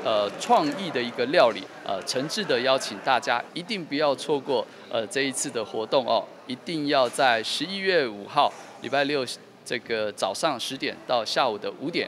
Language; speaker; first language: Chinese; native; Chinese